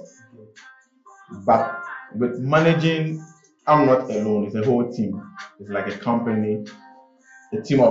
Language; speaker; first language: English; non-native, local second language; Akan